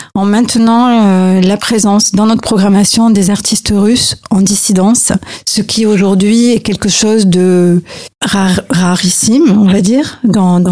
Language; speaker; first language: French; native; French